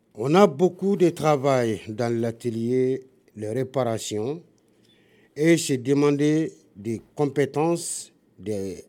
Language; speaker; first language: French; non-native, local second language; Bambara